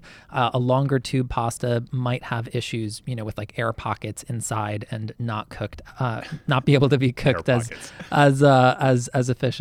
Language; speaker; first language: English; native; English